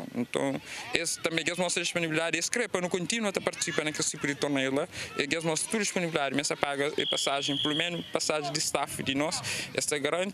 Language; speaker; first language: Portuguese; non-native, local second language; Kabuverdianu